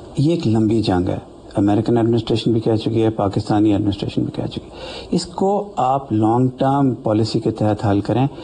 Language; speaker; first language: Urdu; native; Urdu